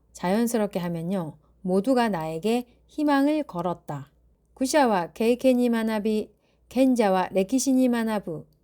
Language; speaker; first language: Korean; native; Korean